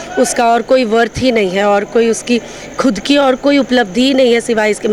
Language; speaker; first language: Hindi; non-native, local second language; Bhojpuri